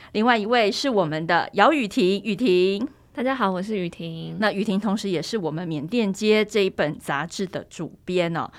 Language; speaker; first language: Chinese; native; Chinese